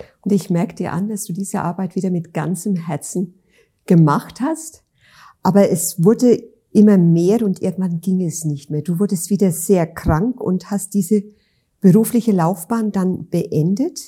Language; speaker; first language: German; native; German